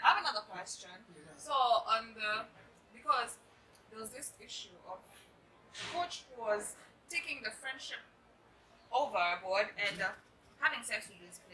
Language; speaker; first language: English; non-native, local second language; Swahili